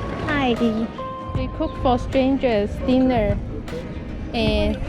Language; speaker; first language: English; non-native, fluent; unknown